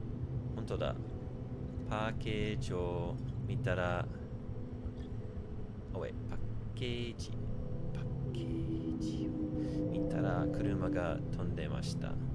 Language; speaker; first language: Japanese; non-native, learner; English